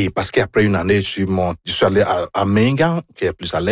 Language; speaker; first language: French; non-native, fluent; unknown